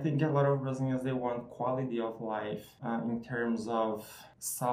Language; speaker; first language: English; non-native, fluent; Portuguese